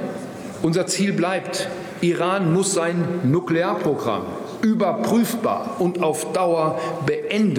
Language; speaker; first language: German; native; German